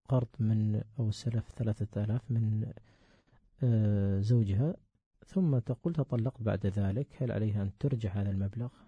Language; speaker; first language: Arabic; native; Arabic